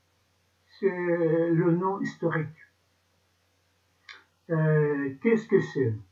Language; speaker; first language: French; non-native, learner; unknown